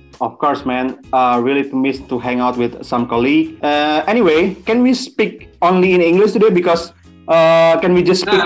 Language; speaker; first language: English; non-native, learner; Indonesian